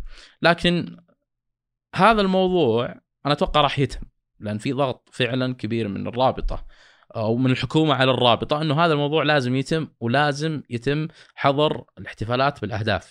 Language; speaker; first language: Arabic; native; Arabic